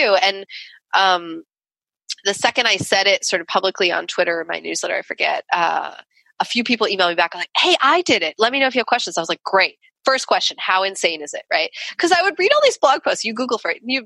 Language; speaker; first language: English; native; English